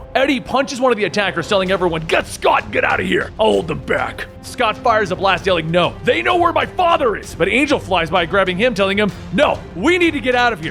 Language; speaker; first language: English; native; English